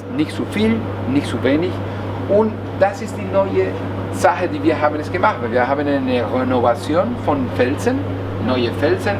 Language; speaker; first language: German; non-native, learner; Spanish